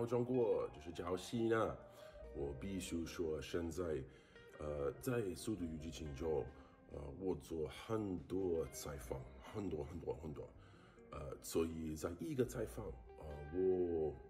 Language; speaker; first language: Chinese; non-native, learner; English